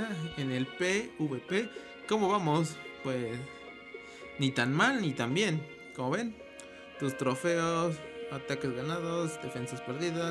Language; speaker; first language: Spanish; native; Spanish